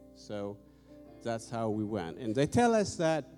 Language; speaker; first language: English; non-native, fluent; Amharic